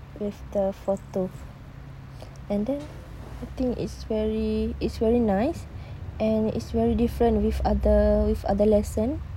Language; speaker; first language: English; non-native, learner; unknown